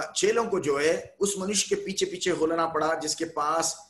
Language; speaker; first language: Hindi; non-native, local second language; Telugu